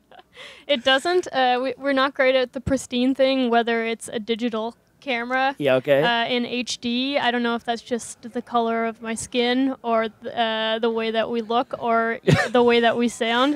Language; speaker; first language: English; native; English